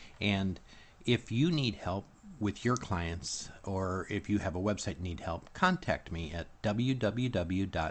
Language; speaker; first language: English; native; English